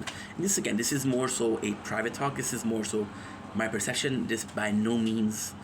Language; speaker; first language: English; native; English